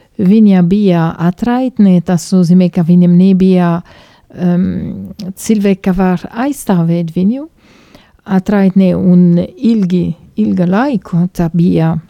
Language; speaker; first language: Latvian; non-native, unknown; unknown